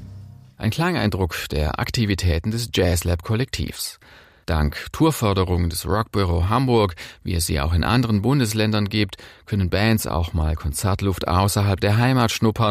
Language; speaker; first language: German; native; German